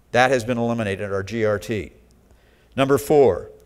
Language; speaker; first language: English; native; English